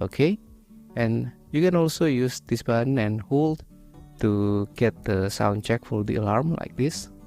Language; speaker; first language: English; non-native, fluent; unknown